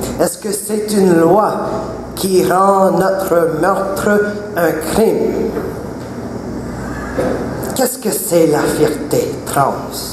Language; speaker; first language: French; non-native, local second language; English